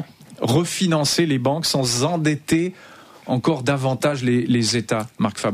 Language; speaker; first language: French; native; French